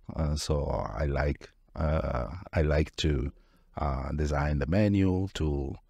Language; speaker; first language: English; non-native, fluent; Italian